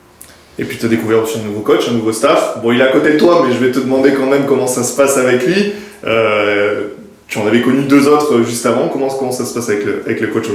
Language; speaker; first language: French; native; French